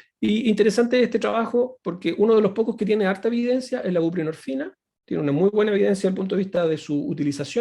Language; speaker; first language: Spanish; native; Spanish